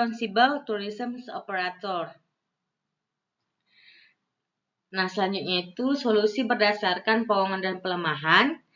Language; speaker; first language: Indonesian; non-native, local second language; Balinese